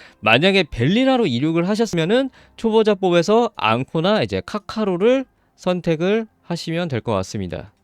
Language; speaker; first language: Korean; native; Korean